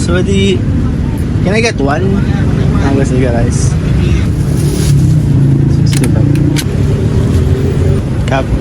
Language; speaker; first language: English; non-native, local second language; Filipino